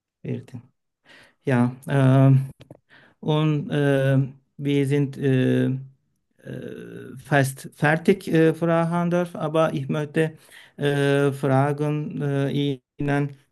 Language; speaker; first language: German; non-native, learner; Turkish